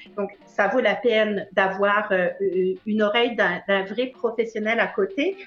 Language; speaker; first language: French; native; French